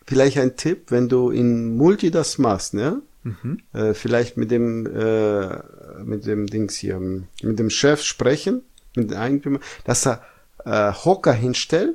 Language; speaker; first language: German; non-native, fluent; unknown